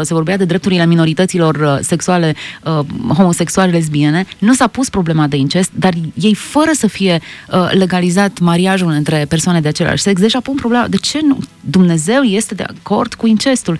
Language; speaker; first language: Romanian; native; Romanian